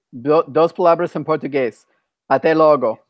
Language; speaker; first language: Spanish; non-native, fluent; English